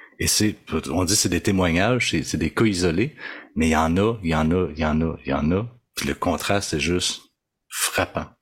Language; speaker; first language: French; native; French